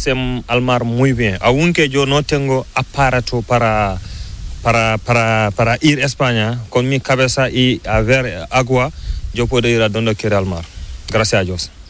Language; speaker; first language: Spanish; non-native, learner; Fula